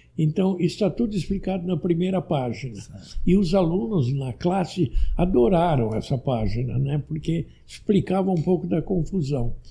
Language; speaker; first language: Portuguese; early bilingual, other home language; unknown